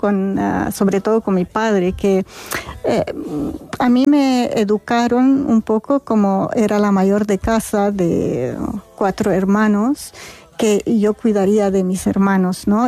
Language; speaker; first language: Spanish; non-native, fluent; Arabic